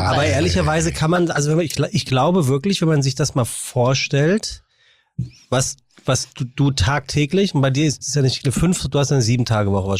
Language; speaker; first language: German; native; German